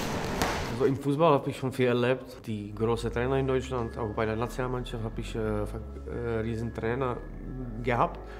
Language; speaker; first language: German; non-native, learner; Czech